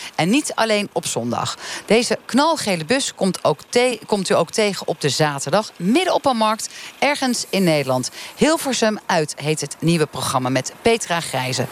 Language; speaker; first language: Dutch; native; Dutch